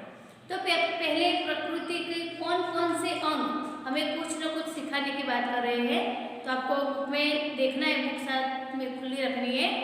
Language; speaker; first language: Hindi; non-native, local second language; Gujarati